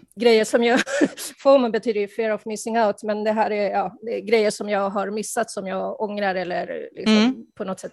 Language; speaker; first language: Swedish; early bilingual, heritage; Spanish